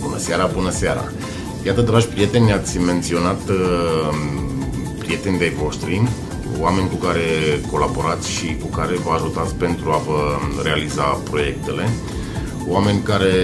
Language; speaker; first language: Romanian; native; Romanian